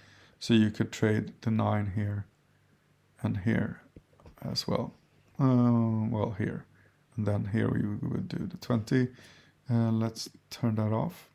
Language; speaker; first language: English; non-native, fluent; Swedish